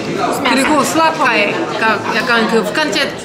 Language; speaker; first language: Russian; non-native, learner; Korean